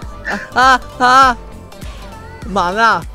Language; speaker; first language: Chinese; native; Chinese